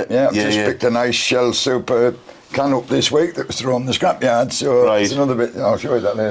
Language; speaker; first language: English; native; English